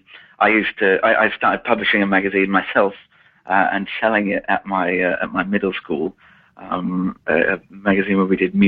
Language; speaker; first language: English; native; English